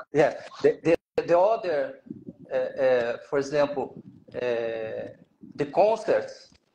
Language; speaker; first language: English; non-native, learner; Portuguese